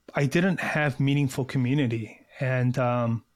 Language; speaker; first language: English; early bilingual, other home language; Korean